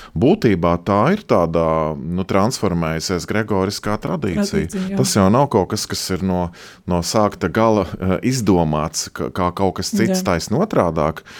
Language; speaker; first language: Latvian; native; Latvian